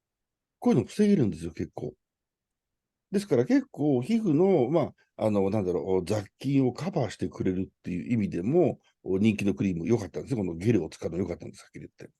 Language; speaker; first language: Japanese; native; Japanese